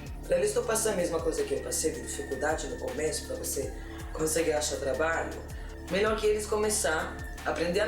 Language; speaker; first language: Portuguese; non-native, learner; Arabic